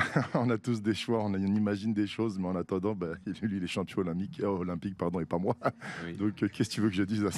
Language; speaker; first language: French; native; French